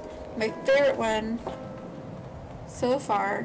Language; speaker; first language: English; native; English